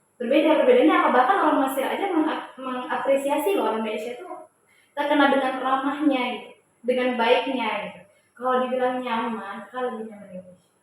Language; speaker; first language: Indonesian; early bilingual, heritage; Indonesian